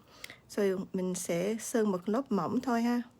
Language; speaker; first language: Vietnamese; early bilingual, heritage; Vietnamese